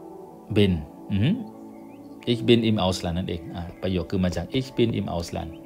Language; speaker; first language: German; non-native, fluent; Thai